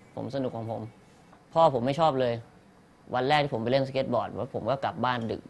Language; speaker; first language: Thai; native; Thai